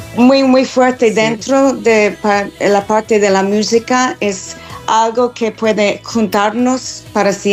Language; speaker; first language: Spanish; non-native, fluent; English